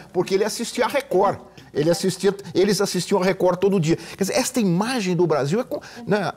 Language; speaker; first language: Portuguese; native; Portuguese